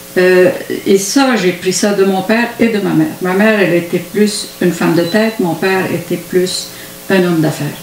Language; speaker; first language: French; non-native, fluent; Arabic